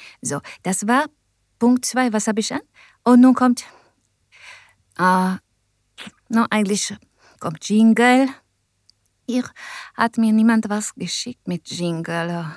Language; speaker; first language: German; non-native, learner; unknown